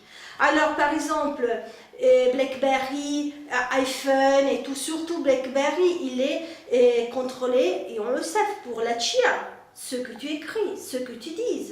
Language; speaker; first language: French; non-native, fluent; Spanish